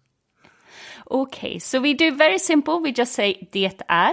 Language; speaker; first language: Swedish; native; Swedish